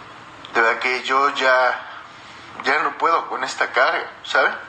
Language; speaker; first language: Spanish; native; Spanish